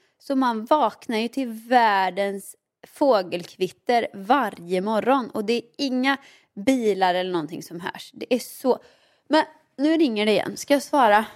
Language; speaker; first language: Swedish; native; Swedish